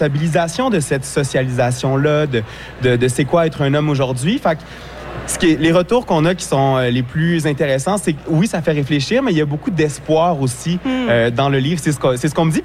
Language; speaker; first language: French; native; French